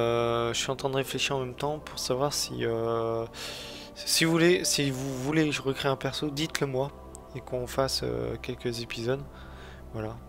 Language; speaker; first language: French; native; French